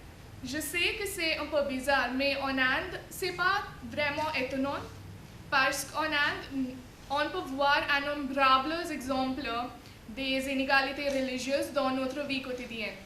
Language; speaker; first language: French; non-native, fluent; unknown